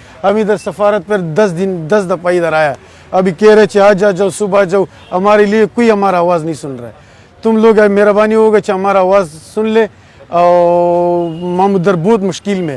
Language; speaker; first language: Hindi; non-native, learner; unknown